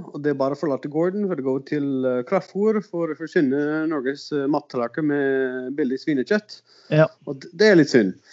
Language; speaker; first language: Norwegian; non-native, fluent; English